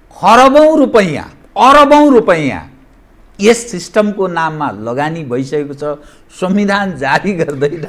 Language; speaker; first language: Nepali; native; Nepali